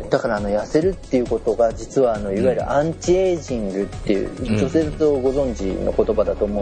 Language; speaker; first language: Japanese; native; Japanese